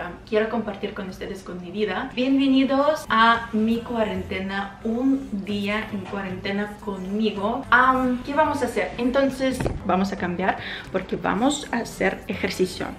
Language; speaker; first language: Spanish; non-native, fluent; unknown